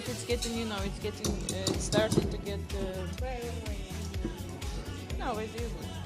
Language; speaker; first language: English; non-native, fluent; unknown